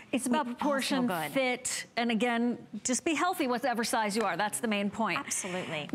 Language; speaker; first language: English; native; English